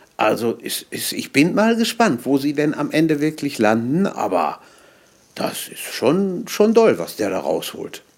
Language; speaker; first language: German; native; German